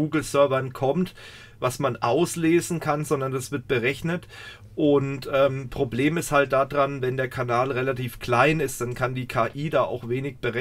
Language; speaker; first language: German; native; German